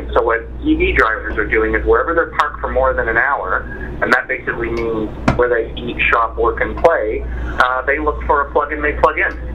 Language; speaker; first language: English; native; English